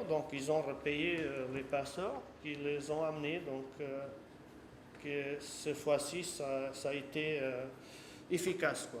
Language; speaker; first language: French; non-native, fluent; Portuguese